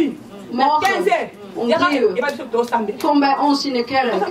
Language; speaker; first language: Dutch; non-native, fluent; Lingala